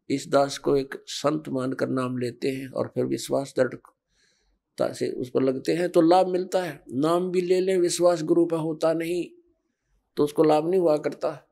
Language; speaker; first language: Hindi; native; Hindi